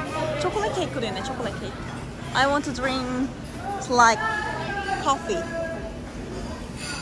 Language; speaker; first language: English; non-native, learner; Korean